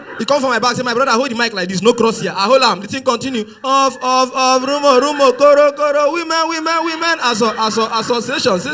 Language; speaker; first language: Nigerian Pidgin; non-native, local second language; Yoruba